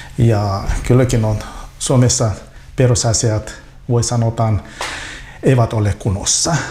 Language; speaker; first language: Finnish; non-native, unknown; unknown